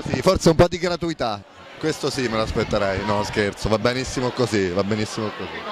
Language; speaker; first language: Italian; native; Italian